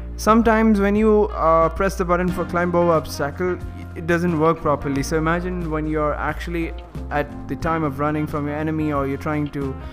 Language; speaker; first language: English; non-native, local second language; Malayalam